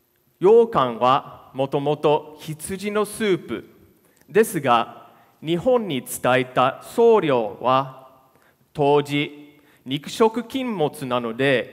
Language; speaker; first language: Japanese; non-native, fluent; English